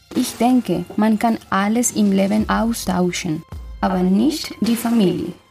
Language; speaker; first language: German; non-native, fluent; Spanish